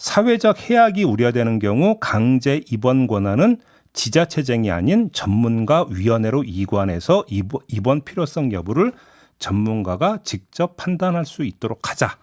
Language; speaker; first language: Korean; native; Korean